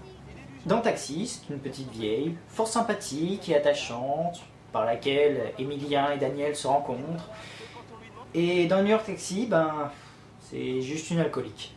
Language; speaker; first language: French; native; French